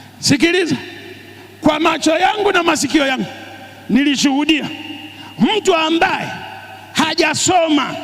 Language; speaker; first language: Swahili; native; Swahili